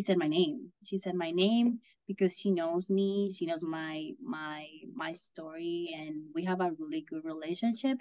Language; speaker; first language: English; non-native, fluent; Spanish